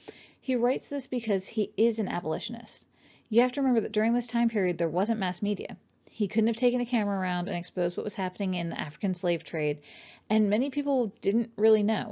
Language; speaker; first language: English; native; English